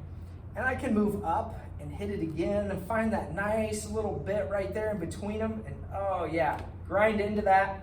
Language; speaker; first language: English; native; English